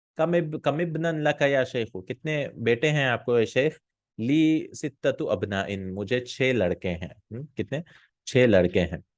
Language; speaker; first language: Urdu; native; Urdu